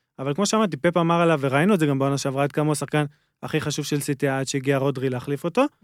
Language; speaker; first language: Hebrew; native; Hebrew